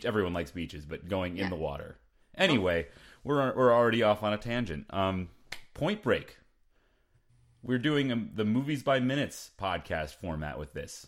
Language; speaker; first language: English; native; English